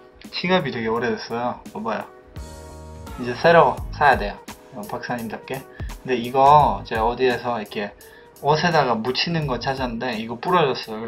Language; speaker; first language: Korean; non-native, fluent; Polish